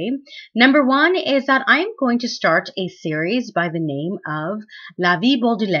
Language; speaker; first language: English; native; English